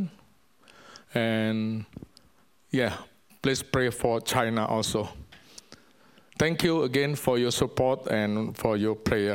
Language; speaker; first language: English; non-native, learner; Indonesian